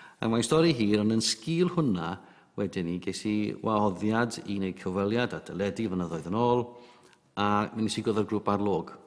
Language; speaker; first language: Welsh; native; Welsh